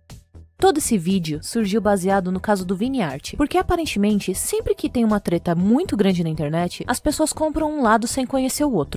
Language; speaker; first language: Portuguese; native; Portuguese